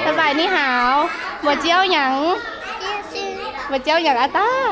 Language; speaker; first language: Chinese; non-native, fluent; Lao